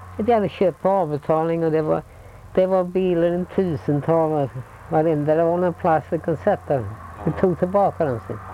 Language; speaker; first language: Swedish; native; Swedish